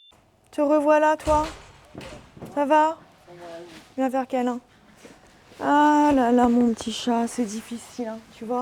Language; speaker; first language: French; native; French